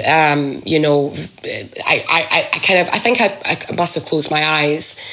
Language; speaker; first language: English; native; English